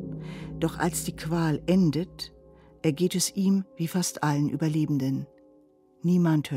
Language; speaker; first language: German; native; German